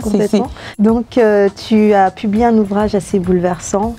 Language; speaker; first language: French; native; French